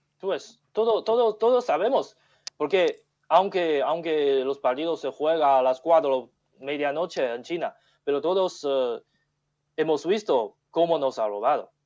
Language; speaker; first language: Spanish; non-native, learner; Chinese